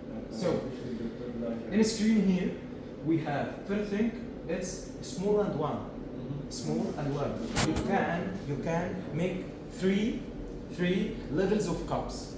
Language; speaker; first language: English; non-native, learner; Arabic